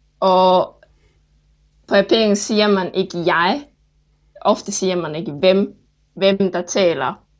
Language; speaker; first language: Danish; non-native, fluent; Japanese